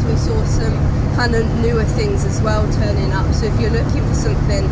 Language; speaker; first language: English; native; English